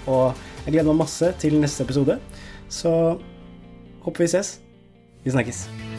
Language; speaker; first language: Norwegian; native; Norwegian